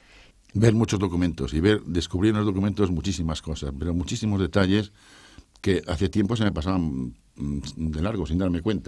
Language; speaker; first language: Spanish; native; Spanish